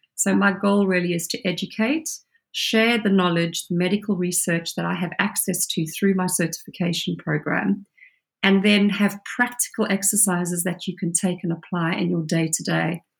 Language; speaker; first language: English; native; English